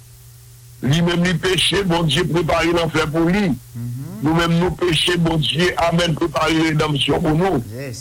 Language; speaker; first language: French; non-native, local second language; Haitian Creole